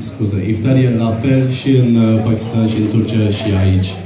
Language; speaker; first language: Romanian; non-native, fluent; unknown